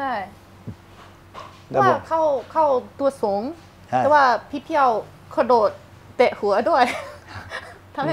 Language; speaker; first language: Thai; non-native, fluent; English